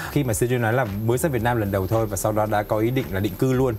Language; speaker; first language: Vietnamese; native; Vietnamese